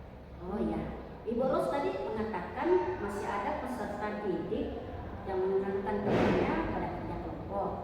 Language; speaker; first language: Indonesian; native; Indonesian